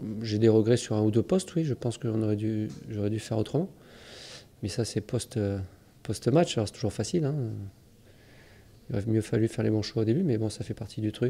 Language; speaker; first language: French; native; French